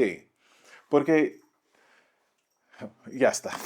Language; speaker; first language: Spanish; non-native, learner; English